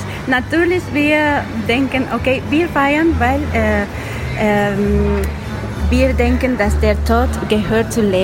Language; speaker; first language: German; non-native, learner; Spanish